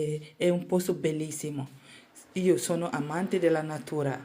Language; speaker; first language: Italian; non-native, learner; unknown